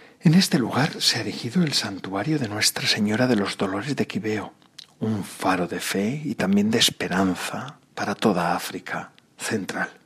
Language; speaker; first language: Spanish; native; Spanish